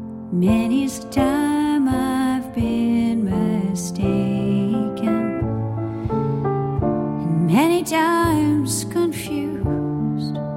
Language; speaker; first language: English; native; English